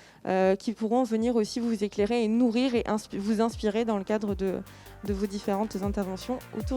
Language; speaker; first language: French; native; French